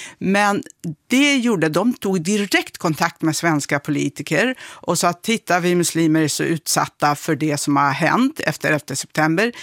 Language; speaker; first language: Swedish; early bilingual, other home language; Kurdish